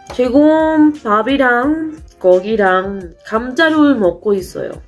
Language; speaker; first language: Korean; non-native, learner; Spanish